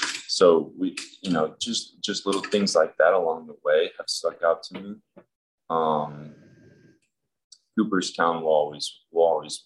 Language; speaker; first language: English; native; English